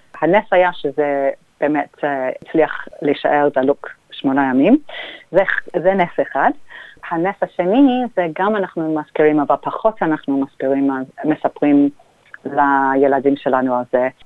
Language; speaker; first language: Hebrew; non-native, fluent; English